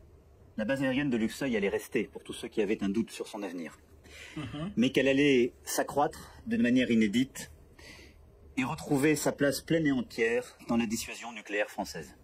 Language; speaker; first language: French; native; French